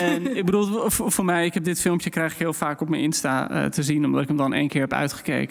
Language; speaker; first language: Dutch; native; Dutch